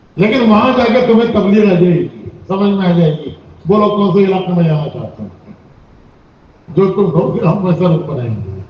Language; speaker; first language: Urdu; native; Urdu